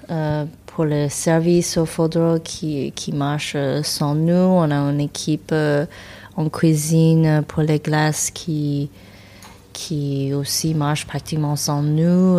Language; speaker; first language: French; non-native, fluent; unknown